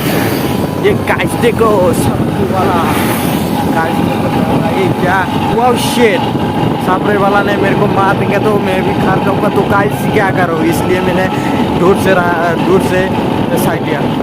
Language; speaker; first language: Hindi; non-native, local second language; Bodo